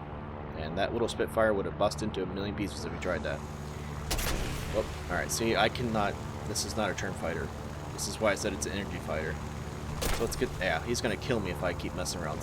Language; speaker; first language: English; native; English